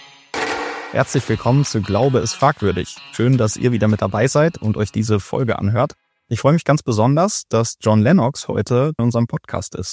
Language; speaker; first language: German; native; German